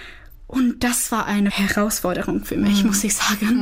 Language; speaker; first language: German; non-native, fluent; Czech